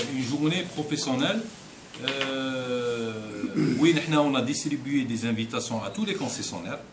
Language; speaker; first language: French; non-native, local second language; Arabic